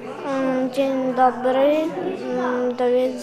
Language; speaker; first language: Polish; non-native, learner; Ukrainian